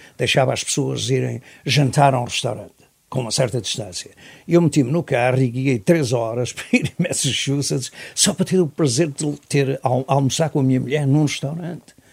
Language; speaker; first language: Portuguese; native; Portuguese